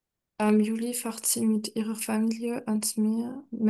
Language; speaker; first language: German; non-native, learner; French